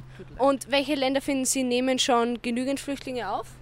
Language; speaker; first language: German; native; German